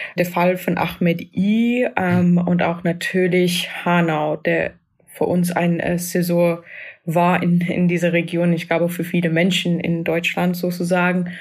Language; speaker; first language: German; non-native, fluent; English